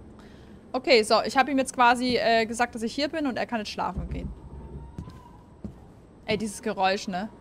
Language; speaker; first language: German; native; German